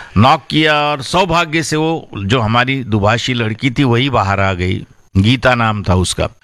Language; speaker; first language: Hindi; non-native, local second language; Marathi